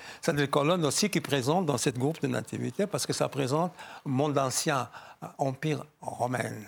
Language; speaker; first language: French; non-native, fluent; Georgian